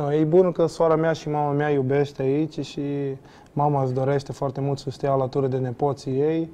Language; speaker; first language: Romanian; non-native, fluent; Portuguese